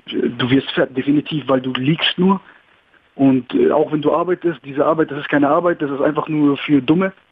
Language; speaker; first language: German; early bilingual, other home language; Greek